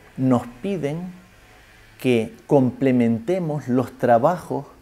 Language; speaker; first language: Spanish; native; Spanish